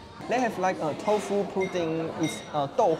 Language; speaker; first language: English; non-native, learner; Chinese